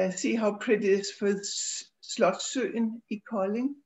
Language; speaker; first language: English; non-native, fluent; Danish